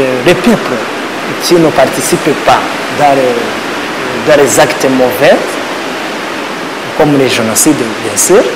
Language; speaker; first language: French; non-native, learner; Kinyarwanda